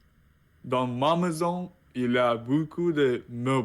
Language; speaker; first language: French; non-native, learner; Russian